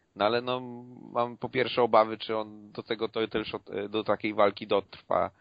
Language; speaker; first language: Polish; native; Polish